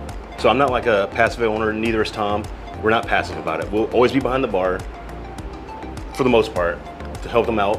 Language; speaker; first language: English; native; English